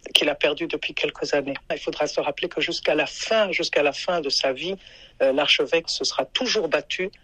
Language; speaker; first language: French; non-native, local second language; Rundi